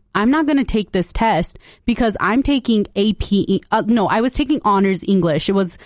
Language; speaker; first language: English; early bilingual, other home language; Punjabi